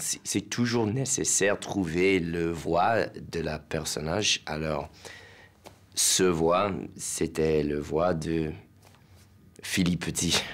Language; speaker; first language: French; non-native, learner; English